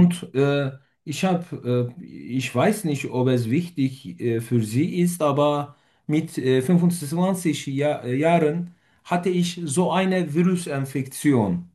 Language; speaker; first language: German; non-native, fluent; Turkish